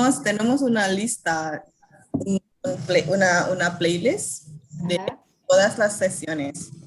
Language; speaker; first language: Spanish; non-native, fluent; Indonesian